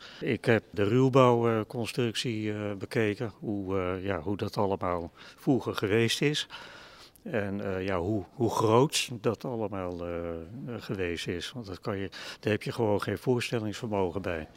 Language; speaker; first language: Dutch; native; Dutch